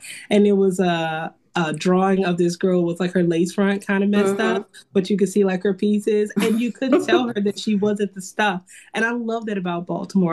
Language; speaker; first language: English; native; English